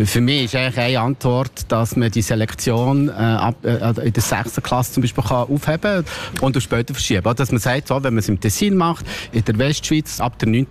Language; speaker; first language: German; native; German